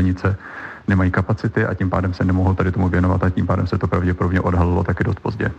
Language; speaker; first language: Czech; native; Czech